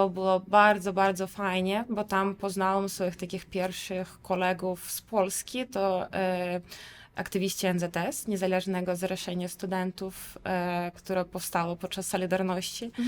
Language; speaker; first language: Polish; non-native, fluent; Russian